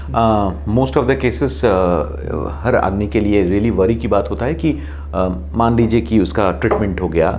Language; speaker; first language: Hindi; non-native, local second language; Bangla